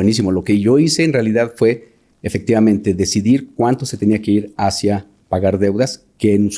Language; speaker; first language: Spanish; native; Spanish